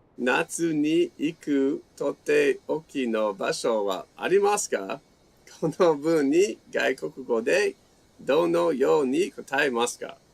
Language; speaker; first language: Japanese; non-native, fluent; English